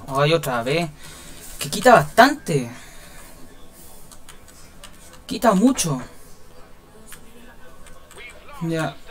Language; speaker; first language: Spanish; native; Spanish